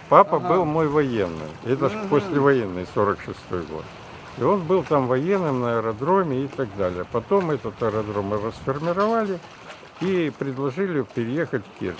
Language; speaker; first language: Russian; native; Russian